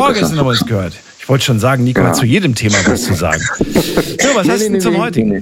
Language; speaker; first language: German; native; German